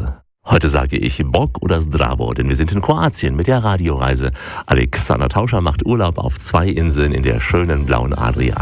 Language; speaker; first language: German; native; German